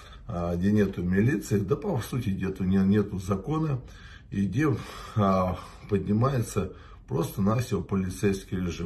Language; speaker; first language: Russian; native; Russian